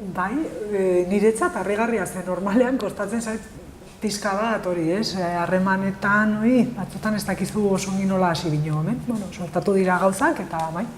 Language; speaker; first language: Basque; non-native, local second language; Spanish